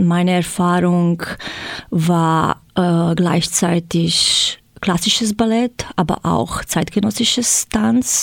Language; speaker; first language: German; non-native, fluent; Croatian